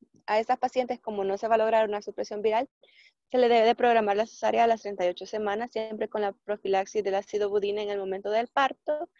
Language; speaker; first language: Spanish; native; Spanish